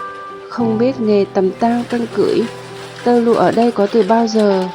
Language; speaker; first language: Vietnamese; native; Vietnamese